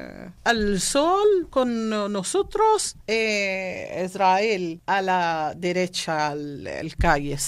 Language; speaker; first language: Spanish; non-native, learner; Arabic